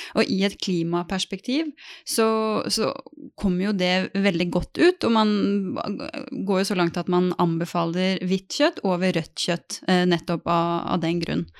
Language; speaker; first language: Norwegian; native; Norwegian